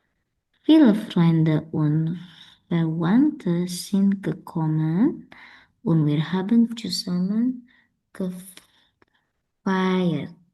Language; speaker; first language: German; non-native, learner; Indonesian